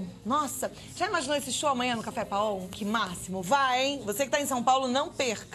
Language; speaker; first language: Portuguese; native; Portuguese